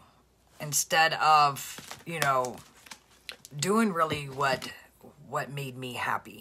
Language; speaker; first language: English; native; English